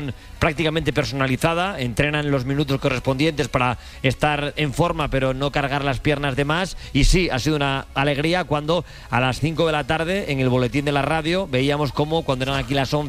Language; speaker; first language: Spanish; native; Spanish